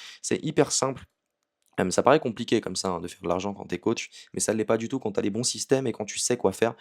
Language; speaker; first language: French; native; French